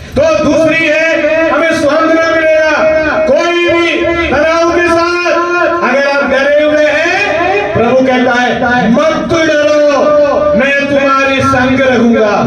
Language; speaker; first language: Hindi; non-native, local second language; Malayalam